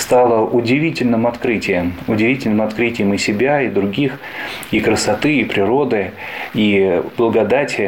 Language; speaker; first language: Russian; native; Russian